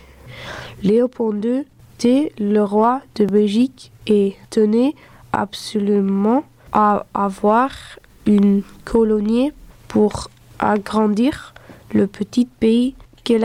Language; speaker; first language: French; early bilingual, other home language; Dutch